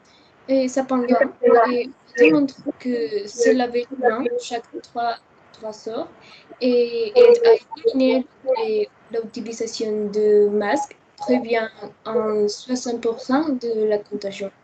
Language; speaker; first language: French; non-native, learner; Spanish